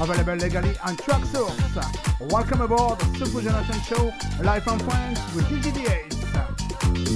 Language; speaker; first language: English; non-native, learner; French